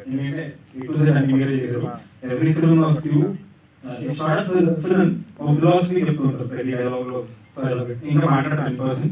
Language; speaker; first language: Telugu; non-native, fluent; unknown